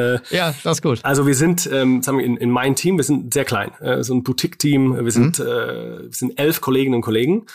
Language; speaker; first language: German; non-native, fluent; English